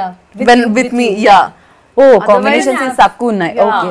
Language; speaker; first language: Telugu; native; Telugu